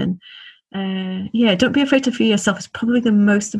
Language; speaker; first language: English; native; English